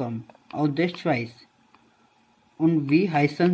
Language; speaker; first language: German; non-native, learner; Hindi